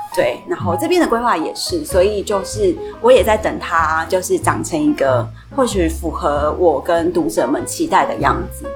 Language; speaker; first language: Chinese; native; Chinese